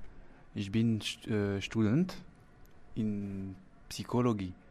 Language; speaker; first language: German; non-native, learner; French